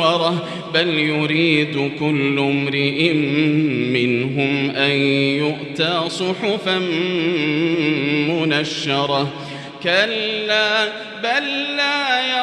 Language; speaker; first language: Arabic; native; Arabic